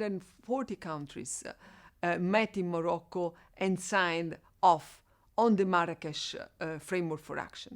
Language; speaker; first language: English; non-native, fluent; Italian